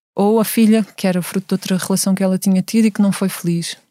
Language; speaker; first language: Portuguese; native; Portuguese